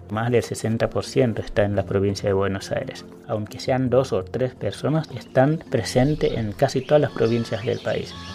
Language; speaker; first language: Spanish; non-native, fluent; Wolof